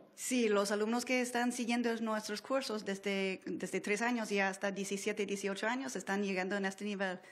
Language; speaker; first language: Spanish; non-native, fluent; English